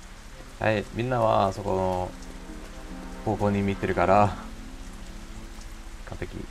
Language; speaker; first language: Japanese; non-native, learner; English